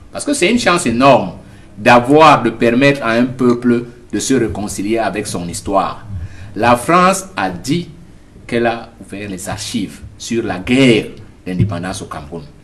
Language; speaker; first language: French; native; French